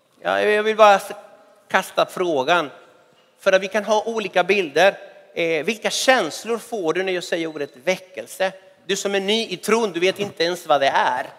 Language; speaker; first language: Swedish; non-native, fluent; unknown